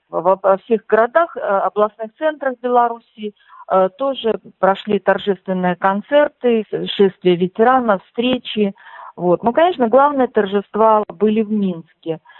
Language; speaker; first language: Russian; native; Russian